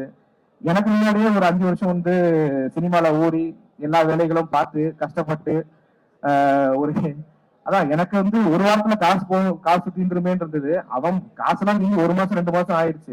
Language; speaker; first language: Tamil; native; Tamil